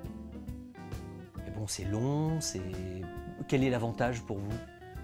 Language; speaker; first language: French; native; French